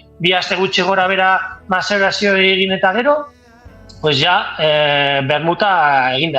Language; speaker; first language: Basque; non-native, local second language; Spanish